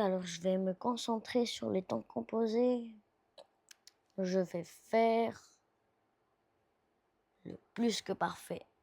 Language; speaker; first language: French; non-native, learner; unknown